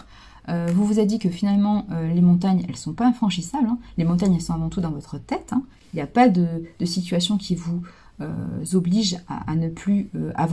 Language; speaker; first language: French; native; French